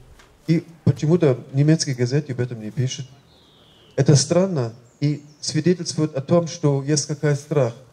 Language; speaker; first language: Russian; non-native, fluent; German